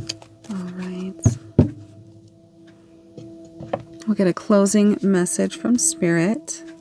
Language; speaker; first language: English; native; English